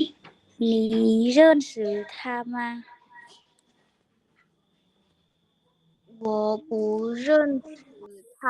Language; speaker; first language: Chinese; non-native, learner; Lao